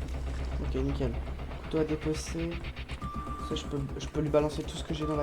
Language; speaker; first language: French; native; French